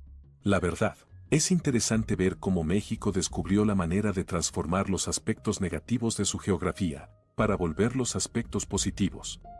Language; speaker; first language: Spanish; native; Spanish